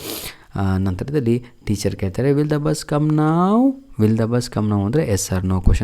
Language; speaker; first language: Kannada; native; Kannada